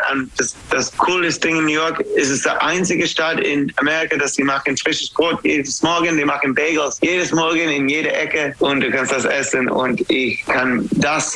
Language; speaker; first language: German; non-native, learner; English